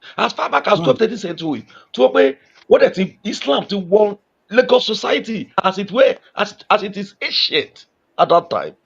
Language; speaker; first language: English; non-native, local second language; Yoruba